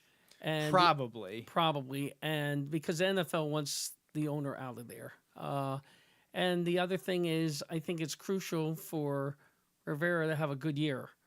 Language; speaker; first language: English; native; English